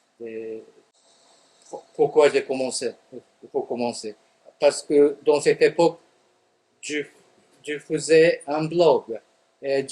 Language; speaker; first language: French; non-native, fluent; Japanese